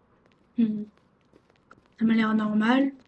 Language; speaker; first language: French; native; French